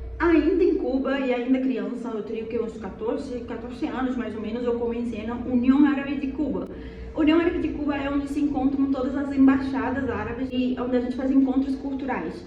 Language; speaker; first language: Portuguese; non-native, fluent; Spanish